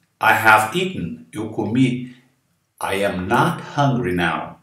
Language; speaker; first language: English; non-native, fluent; Portuguese